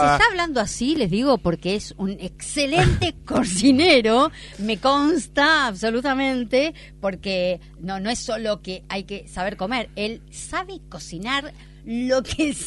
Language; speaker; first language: Spanish; native; Spanish